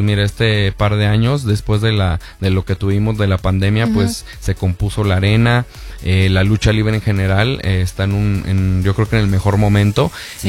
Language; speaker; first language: Spanish; native; Spanish